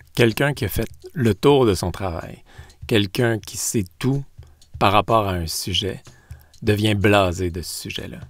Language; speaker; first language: French; native; French